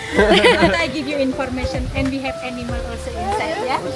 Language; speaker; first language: English; non-native, learner; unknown